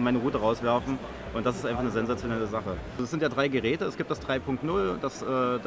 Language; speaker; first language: German; native; German